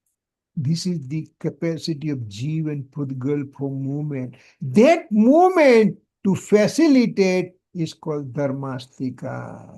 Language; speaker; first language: English; non-native, local second language; Gujarati